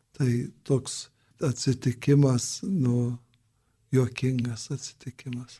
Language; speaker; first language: Lithuanian; early bilingual, heritage; Lithuanian